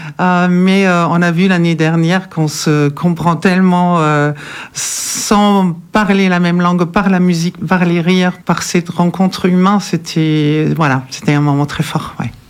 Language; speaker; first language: French; non-native, fluent; German